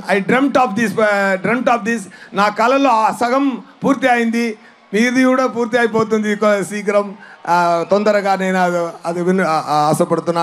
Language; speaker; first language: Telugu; non-native, learner; Tamil